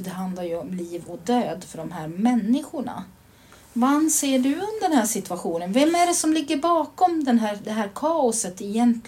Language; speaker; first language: Swedish; native; Swedish